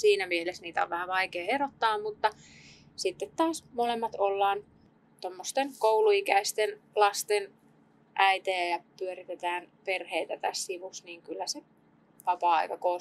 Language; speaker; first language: Finnish; native; Finnish